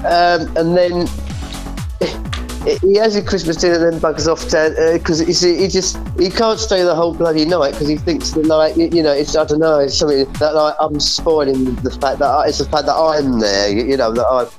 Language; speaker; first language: English; native; English